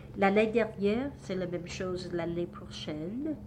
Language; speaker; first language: French; non-native, learner; English